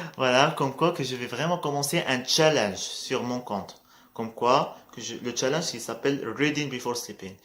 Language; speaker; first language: French; non-native, local second language; Arabic